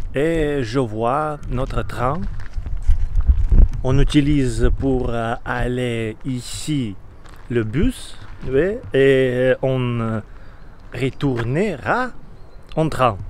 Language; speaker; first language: French; non-native, learner; Russian